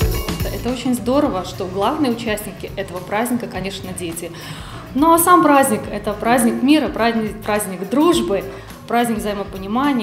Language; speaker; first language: Russian; native; Russian